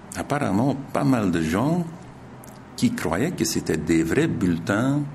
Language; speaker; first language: French; native; French